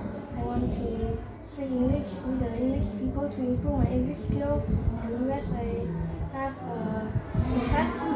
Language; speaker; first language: English; non-native, learner; Vietnamese